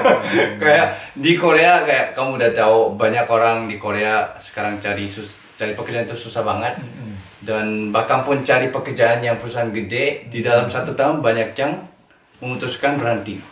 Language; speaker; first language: Indonesian; non-native, fluent; Korean